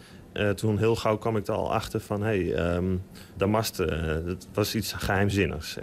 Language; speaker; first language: Dutch; native; Dutch